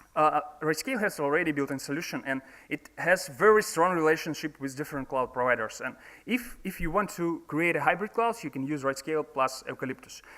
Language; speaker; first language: English; non-native, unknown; Russian